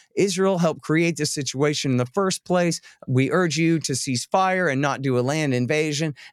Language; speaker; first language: English; native; English